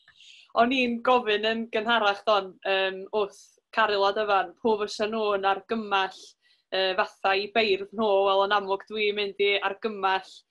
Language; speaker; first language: Welsh; native; Welsh